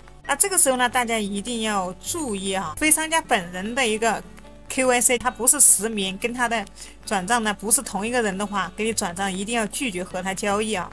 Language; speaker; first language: Chinese; native; Chinese